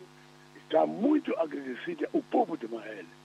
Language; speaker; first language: Portuguese; non-native, local second language; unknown